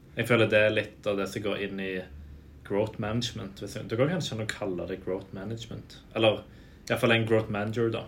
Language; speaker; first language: Norwegian; native; Norwegian